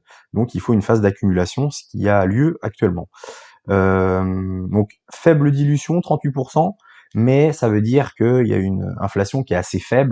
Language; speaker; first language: French; native; French